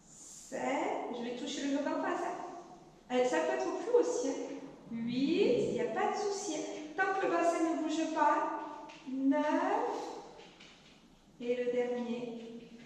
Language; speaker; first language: French; native; French